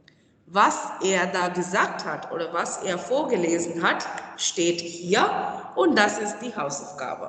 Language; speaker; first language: German; non-native, fluent; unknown